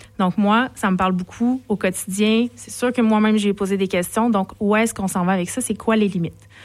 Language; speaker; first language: French; native; French